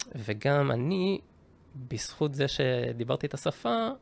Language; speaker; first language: Hebrew; early bilingual, other home language; Japanese